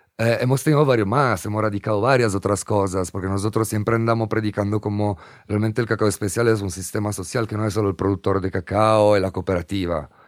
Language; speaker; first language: Spanish; non-native, fluent; Italian